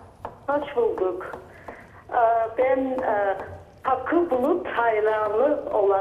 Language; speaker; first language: Turkish; early bilingual, heritage; Turkish